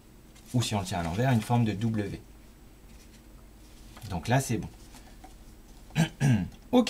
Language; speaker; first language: French; native; French